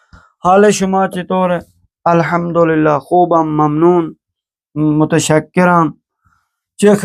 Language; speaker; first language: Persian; non-native, fluent; Urdu